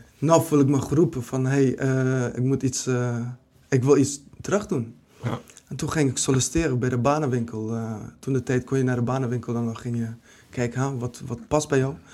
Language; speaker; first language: Dutch; early bilingual, other home language; Kurdish